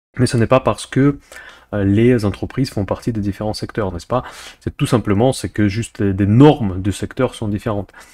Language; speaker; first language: French; non-native, fluent; Russian